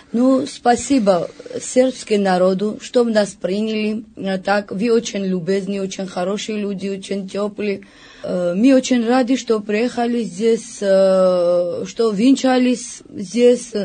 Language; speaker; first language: Russian; non-native, fluent; Georgian